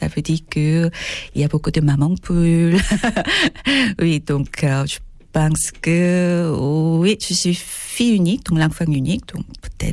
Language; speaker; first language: French; non-native, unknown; Korean